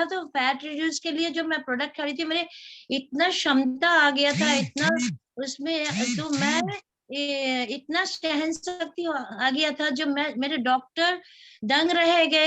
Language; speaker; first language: Hindi; non-native, local second language; Bangla